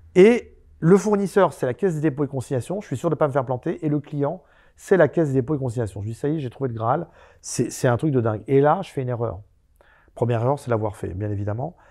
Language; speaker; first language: French; native; French